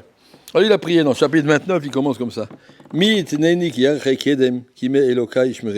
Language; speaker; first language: French; native; French